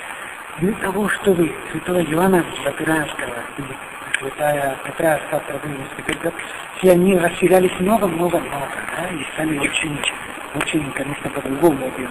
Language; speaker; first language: Russian; non-native, learner; Italian